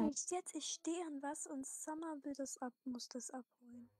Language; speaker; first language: German; native; German